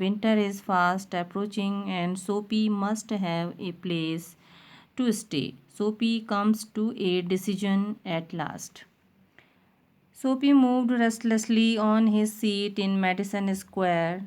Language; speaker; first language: English; non-native, local second language; Hindi